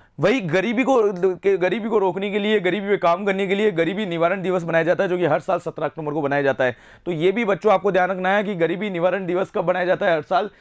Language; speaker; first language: Hindi; native; Hindi